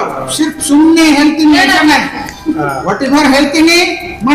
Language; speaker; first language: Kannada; non-native, learner; Hindi